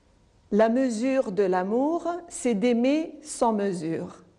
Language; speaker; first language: French; non-native, local second language; Arabic